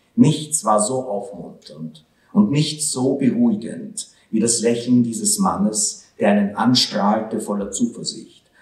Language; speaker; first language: German; early bilingual, other home language; Hebrew